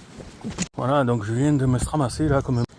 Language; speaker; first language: French; native; French